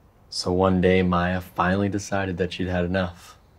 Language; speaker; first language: English; native; English